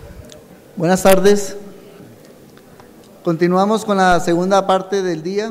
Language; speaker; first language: Spanish; native; Spanish